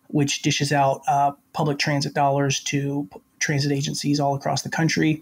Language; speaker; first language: English; native; English